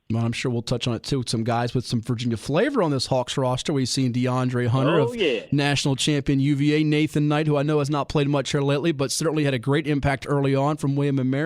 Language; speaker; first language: English; native; English